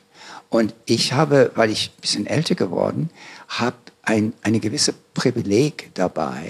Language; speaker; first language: German; non-native, fluent; English